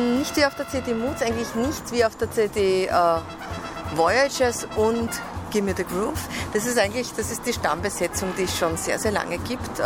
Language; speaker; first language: German; native; German